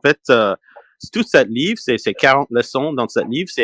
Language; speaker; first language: French; non-native, learner; English